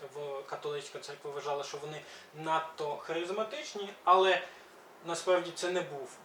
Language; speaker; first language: Ukrainian; early bilingual, other home language; Belarusian